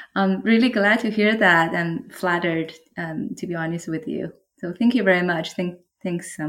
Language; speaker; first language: English; non-native, fluent; Chinese